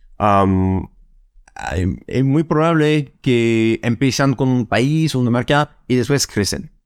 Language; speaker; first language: Spanish; non-native, fluent; French